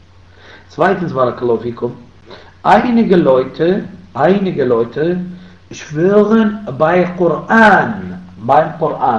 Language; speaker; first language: German; non-native, fluent; Arabic